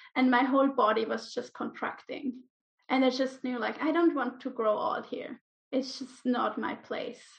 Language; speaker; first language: English; non-native, fluent; German